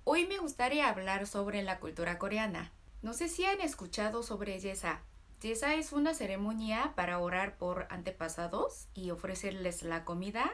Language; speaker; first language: Spanish; non-native, learner; Korean